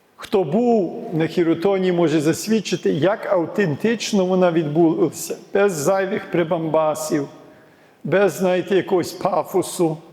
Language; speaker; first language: Ukrainian; early bilingual, heritage; Ukrainian